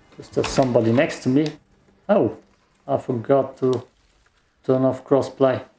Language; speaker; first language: English; non-native, fluent; German